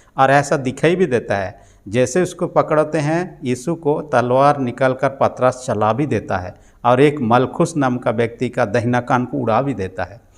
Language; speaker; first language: Hindi; non-native, local second language; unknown